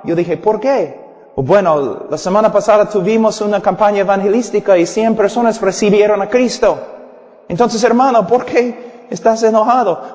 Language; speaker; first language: Spanish; non-native, fluent; English